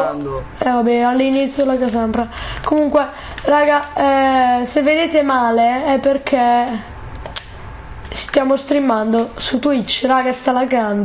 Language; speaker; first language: Italian; native; Italian